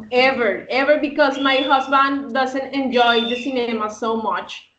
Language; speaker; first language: English; non-native, learner; Spanish